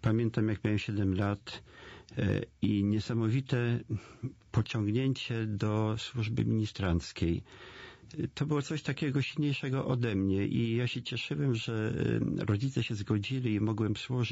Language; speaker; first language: Polish; native; Polish